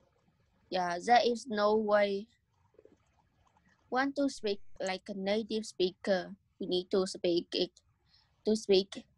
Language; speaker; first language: English; non-native, learner; Vietnamese